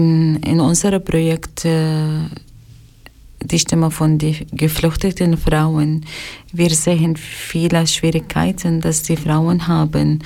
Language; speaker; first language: German; non-native, learner; Arabic